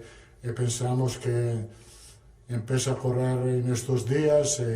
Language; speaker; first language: Spanish; non-native, fluent; Italian